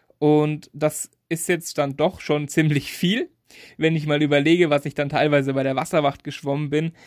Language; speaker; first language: German; native; German